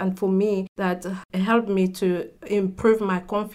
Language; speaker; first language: English; non-native, local second language; French